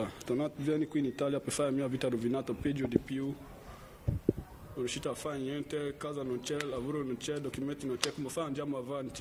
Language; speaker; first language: Italian; non-native, learner; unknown